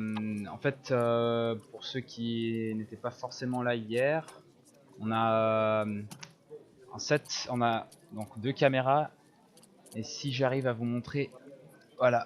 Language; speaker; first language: French; native; French